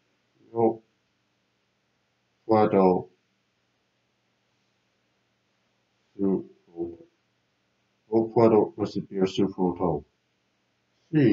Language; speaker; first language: Spanish; non-native, learner; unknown